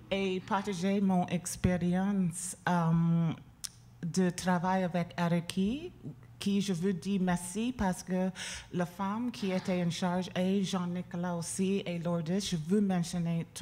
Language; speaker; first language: French; non-native, learner; English